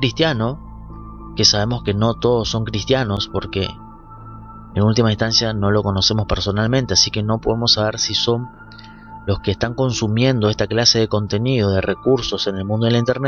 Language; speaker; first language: Spanish; native; Spanish